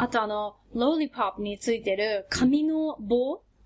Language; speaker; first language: Japanese; native; Japanese